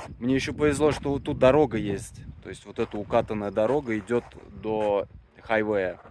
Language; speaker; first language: Russian; native; Russian